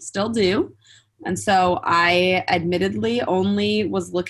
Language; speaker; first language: English; native; English